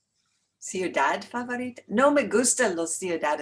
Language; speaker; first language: Spanish; non-native, learner; English